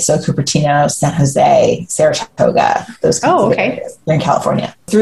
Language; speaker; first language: English; native; English